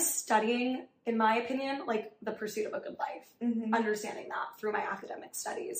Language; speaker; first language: English; native; English